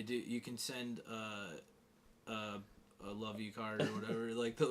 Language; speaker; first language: English; native; English